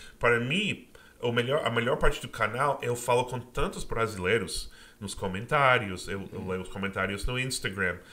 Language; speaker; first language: Portuguese; non-native, fluent; English